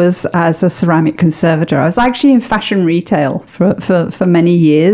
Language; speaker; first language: English; native; English